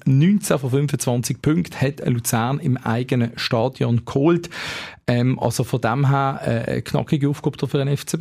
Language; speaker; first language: German; native; German